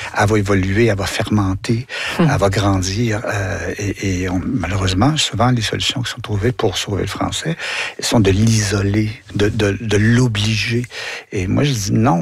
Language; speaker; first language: French; native; French